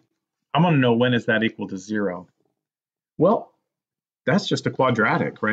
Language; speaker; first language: English; native; English